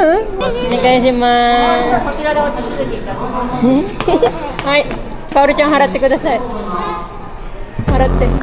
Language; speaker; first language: Japanese; non-native, fluent; Filipino